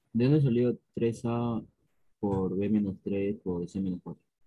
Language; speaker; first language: Spanish; native; Spanish